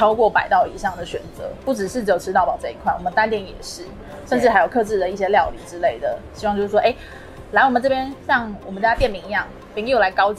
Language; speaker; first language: Chinese; native; Chinese